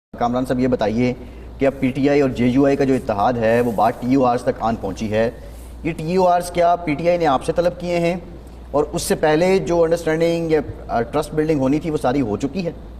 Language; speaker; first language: Urdu; native; Urdu